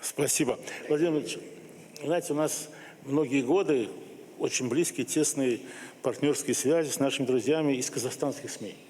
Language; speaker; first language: Russian; native; Russian